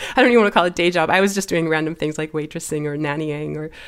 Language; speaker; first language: English; early bilingual, other home language; German